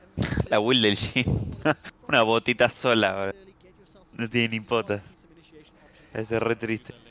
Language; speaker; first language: Spanish; native; Spanish